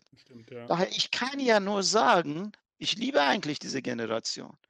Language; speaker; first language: German; non-native, fluent; Persian